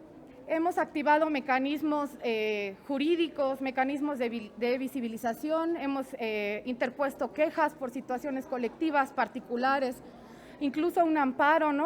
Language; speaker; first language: Spanish; native; Spanish